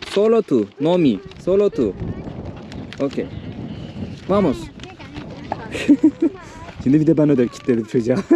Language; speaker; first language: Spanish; non-native, learner; Turkish